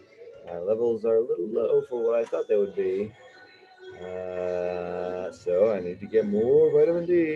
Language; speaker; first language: English; native; English